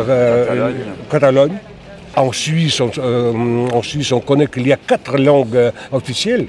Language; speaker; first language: French; non-native, fluent; Russian